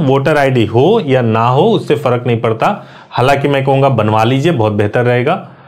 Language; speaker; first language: Hindi; native; Hindi